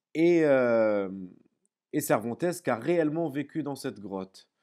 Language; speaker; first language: French; non-native, local second language; Arabic